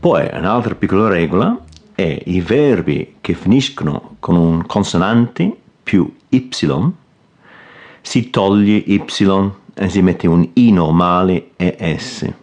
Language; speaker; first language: Italian; non-native, fluent; English